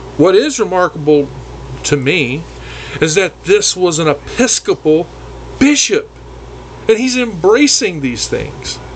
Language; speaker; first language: English; native; English